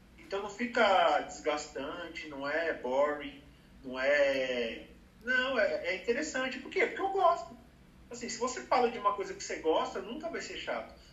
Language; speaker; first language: Portuguese; native; Portuguese